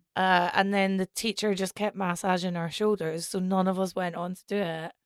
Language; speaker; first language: English; native; English